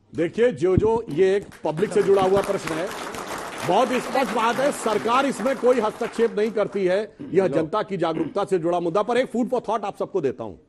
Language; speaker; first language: Hindi; native; Hindi